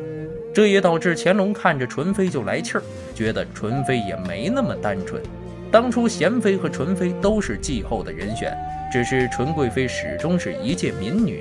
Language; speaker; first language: Chinese; native; Chinese